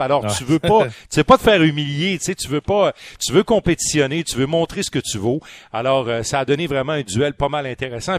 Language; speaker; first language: French; native; French